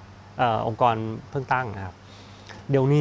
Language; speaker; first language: Thai; native; Thai